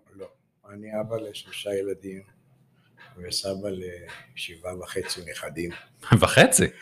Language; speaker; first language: Hebrew; native; Hebrew